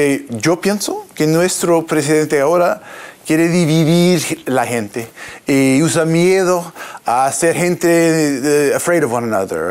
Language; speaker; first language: Spanish; non-native, learner; English